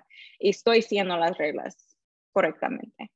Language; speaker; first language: Spanish; early bilingual, heritage; Spanish